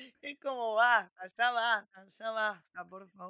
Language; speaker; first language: Spanish; native; Spanish